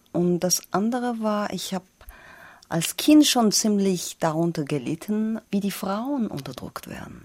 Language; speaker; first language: German; non-native, fluent; Persian